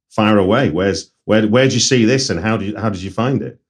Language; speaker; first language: English; native; English